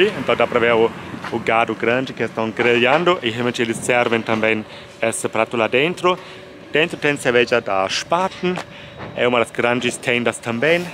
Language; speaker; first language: Portuguese; non-native, fluent; German